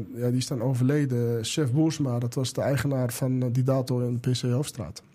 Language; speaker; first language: Dutch; early bilingual, other home language; Arabic